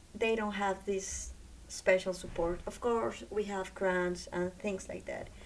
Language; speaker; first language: English; non-native, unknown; Spanish